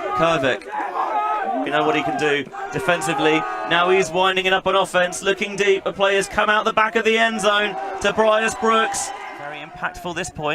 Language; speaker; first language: English; native; English